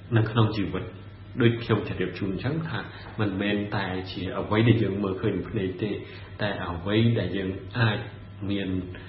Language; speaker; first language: Khmer; native; Khmer